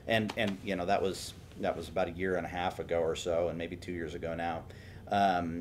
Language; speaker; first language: English; native; English